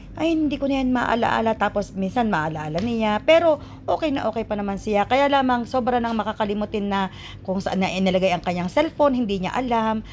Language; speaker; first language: Filipino; native; Filipino